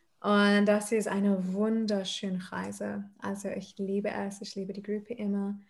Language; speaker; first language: German; non-native, fluent; English